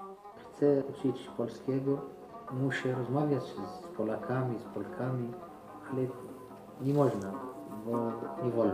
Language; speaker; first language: Polish; non-native, learner; Arabic